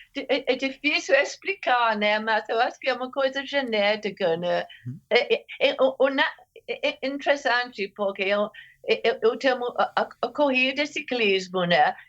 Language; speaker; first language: Portuguese; non-native, fluent; English